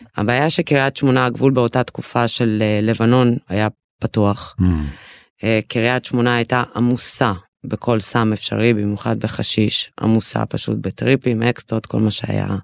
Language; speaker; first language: Hebrew; early bilingual, other home language; Russian